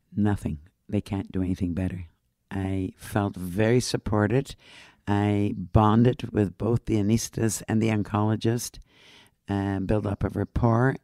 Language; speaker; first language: English; non-native, fluent; Dutch